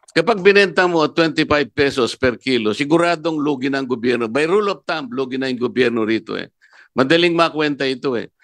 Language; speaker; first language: Filipino; non-native, local second language; Pampanga